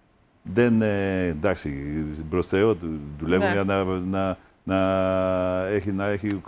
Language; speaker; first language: Greek; non-native, fluent; Polish